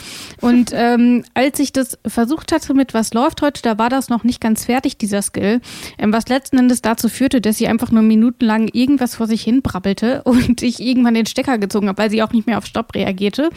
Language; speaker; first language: German; native; German